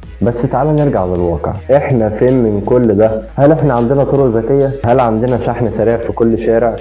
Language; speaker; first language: Arabic; native; Arabic